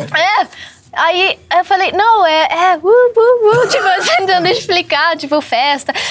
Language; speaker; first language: Portuguese; non-native, fluent; English